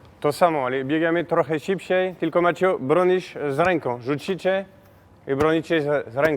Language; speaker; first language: Polish; non-native, learner; French